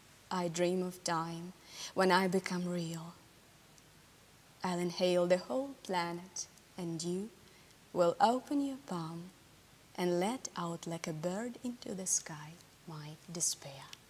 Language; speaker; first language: English; non-native, fluent; Ukrainian